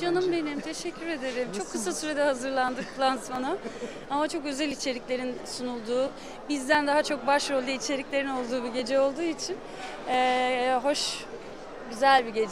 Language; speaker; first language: Turkish; native; Turkish